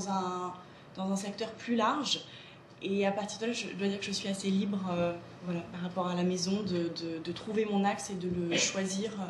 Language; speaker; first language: French; native; French